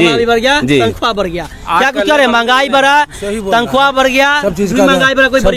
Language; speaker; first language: Hindi; native; Hindi